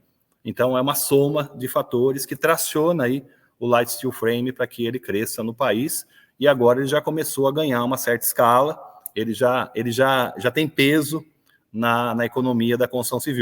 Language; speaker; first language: Portuguese; native; Portuguese